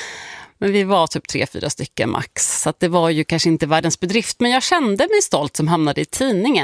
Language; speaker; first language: Swedish; native; Swedish